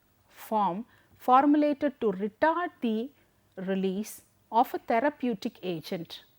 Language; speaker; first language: English; non-native, local second language; Tamil